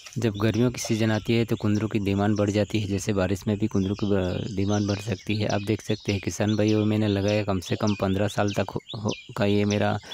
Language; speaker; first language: Hindi; non-native, local second language; Gujarati